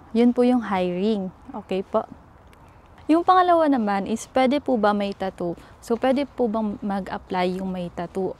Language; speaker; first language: Filipino; native; Filipino